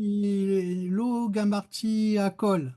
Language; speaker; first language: Hebrew; non-native, learner; French